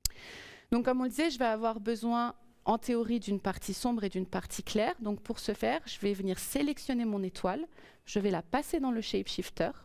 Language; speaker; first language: French; native; French